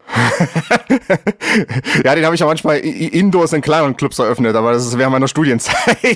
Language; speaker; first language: German; native; German